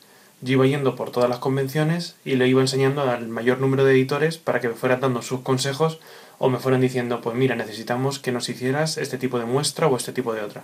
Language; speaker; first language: Spanish; native; Spanish